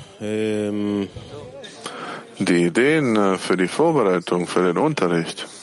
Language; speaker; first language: German; non-native, fluent; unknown